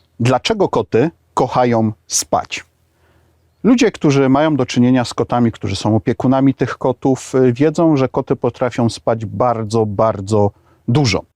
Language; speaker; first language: Polish; native; Polish